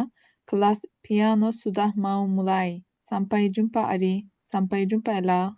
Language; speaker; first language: Indonesian; non-native, learner; Turkish